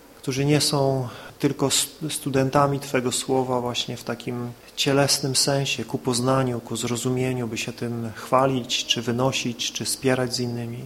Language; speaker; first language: Polish; native; Polish